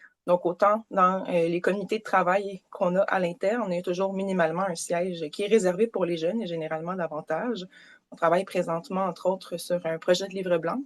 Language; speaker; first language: French; native; French